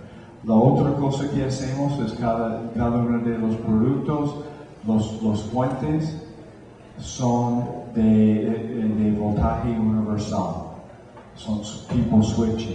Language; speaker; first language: Spanish; non-native, fluent; English